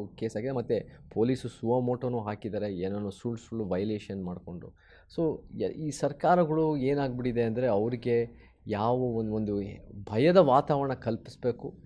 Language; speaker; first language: Kannada; early bilingual, heritage; Kannada